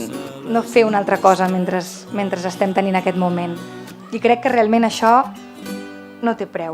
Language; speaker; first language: Catalan; native; Catalan